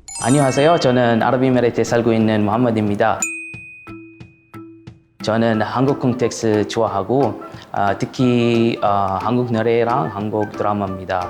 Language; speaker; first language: Korean; non-native, learner; Arabic